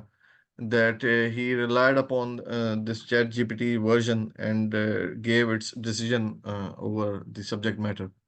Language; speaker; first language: English; non-native, local second language; Urdu